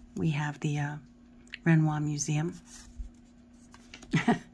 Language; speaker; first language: English; native; English